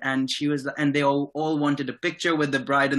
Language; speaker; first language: English; non-native, local second language; Urdu